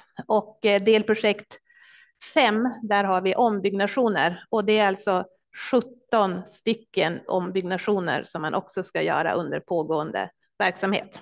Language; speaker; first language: Swedish; native; Swedish